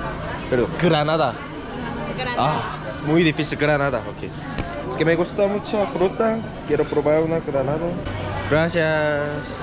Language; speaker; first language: Spanish; non-native, learner; Korean